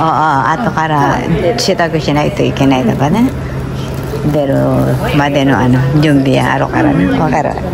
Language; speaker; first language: Japanese; non-native, fluent; Filipino